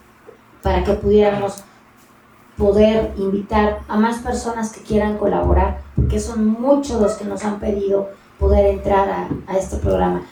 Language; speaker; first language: Spanish; native; Spanish